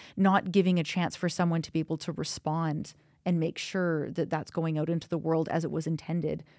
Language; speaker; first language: English; native; English